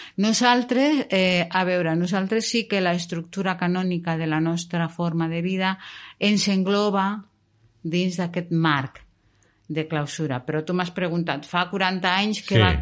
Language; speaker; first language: Catalan; non-native, local second language; Spanish